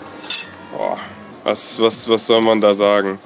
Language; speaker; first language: German; native; German